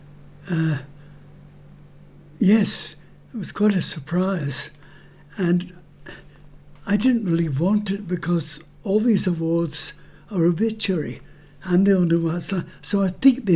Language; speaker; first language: English; native; English